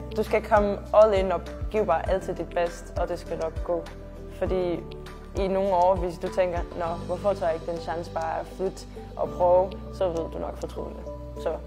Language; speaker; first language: Danish; non-native, learner; Portuguese